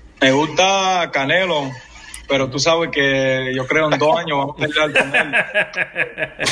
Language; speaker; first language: Spanish; early bilingual, heritage; English